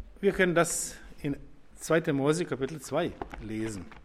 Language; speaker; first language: German; non-native, learner; Croatian